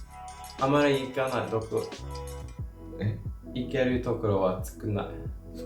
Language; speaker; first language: Japanese; non-native, learner; English